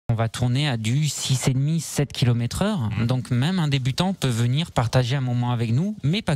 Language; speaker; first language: French; native; French